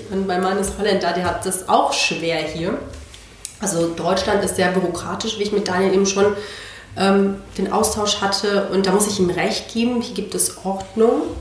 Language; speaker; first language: German; non-native, fluent; Spanish